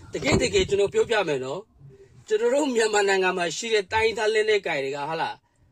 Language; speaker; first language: Burmese; non-native, local second language; Kachin